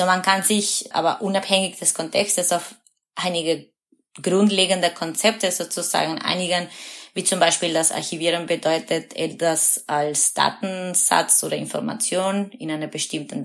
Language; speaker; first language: German; non-native, fluent; Spanish